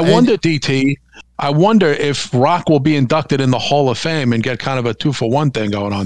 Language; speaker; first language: English; native; English